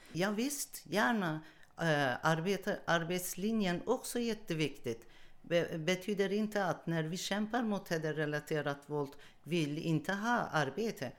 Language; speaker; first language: Swedish; non-native, learner; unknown